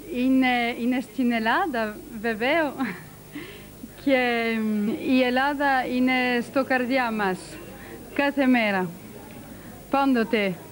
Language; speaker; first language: Greek; early bilingual, heritage; French